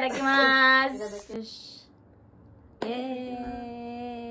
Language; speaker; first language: Japanese; non-native, learner; Filipino